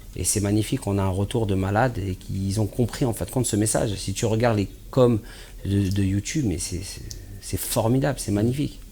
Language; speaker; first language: French; native; French